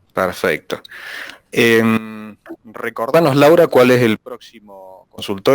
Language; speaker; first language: Spanish; native; Spanish